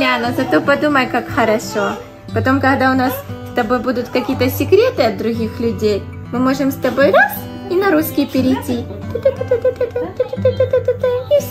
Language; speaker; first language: Russian; native; Russian